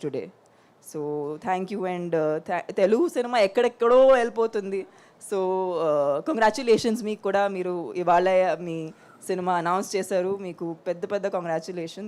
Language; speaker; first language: Telugu; non-native, local second language; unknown